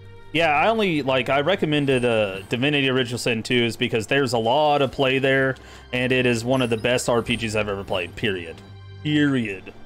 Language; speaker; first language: English; native; English